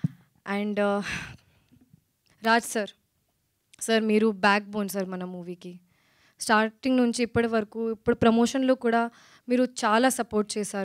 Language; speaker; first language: Telugu; non-native, learner; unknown